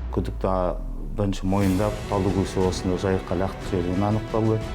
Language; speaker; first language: Kazakh; native; Kazakh